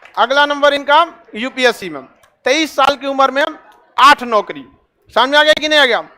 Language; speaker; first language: Hindi; native; Hindi